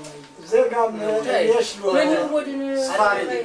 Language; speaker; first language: Hebrew; non-native, learner; Amharic